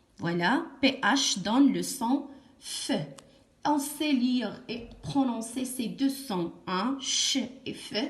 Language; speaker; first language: French; non-native, local second language; Arabic